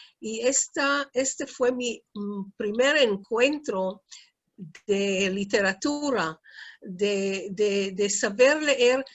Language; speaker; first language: Spanish; early bilingual, heritage; Ladino